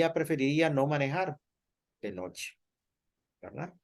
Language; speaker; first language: Spanish; native; Spanish